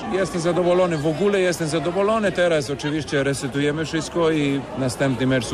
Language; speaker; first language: Polish; non-native, fluent; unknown